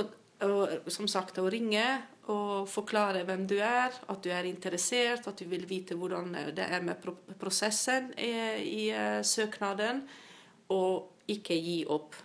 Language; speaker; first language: Norwegian; non-native, fluent; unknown